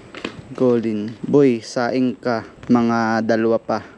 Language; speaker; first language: Filipino; native; Filipino